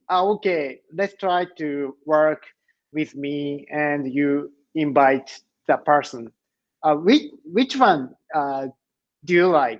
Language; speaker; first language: English; non-native, learner; Japanese